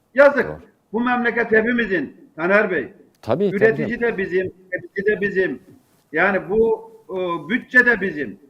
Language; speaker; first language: Turkish; native; Turkish